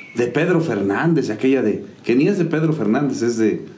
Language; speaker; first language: Spanish; native; Spanish